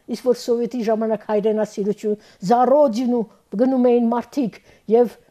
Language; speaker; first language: Armenian; early bilingual, heritage; Armenian